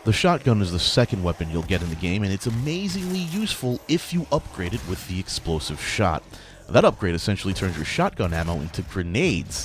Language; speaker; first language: English; native; English